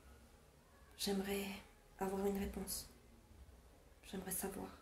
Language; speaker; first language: French; non-native, fluent; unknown